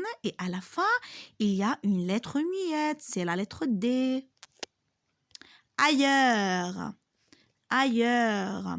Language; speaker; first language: French; non-native, local second language; Arabic